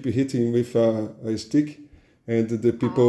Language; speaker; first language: English; non-native, learner; Portuguese